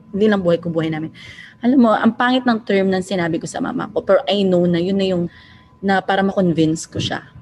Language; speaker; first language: Filipino; non-native, local second language; Hiligaynon